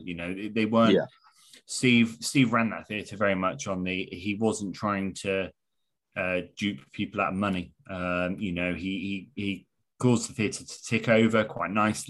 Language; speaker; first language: English; native; English